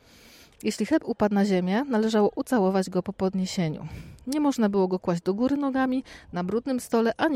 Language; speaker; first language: Polish; native; Polish